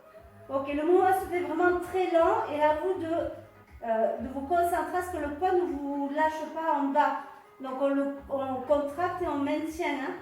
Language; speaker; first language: French; native; French